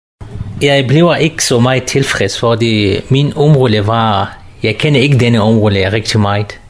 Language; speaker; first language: Danish; non-native, learner; Kurdish